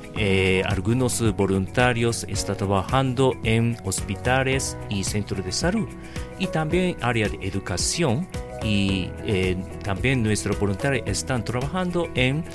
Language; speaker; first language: Spanish; non-native, learner; Japanese